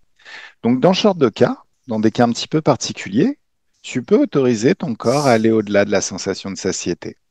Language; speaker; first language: French; native; French